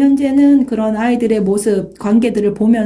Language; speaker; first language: Korean; native; Korean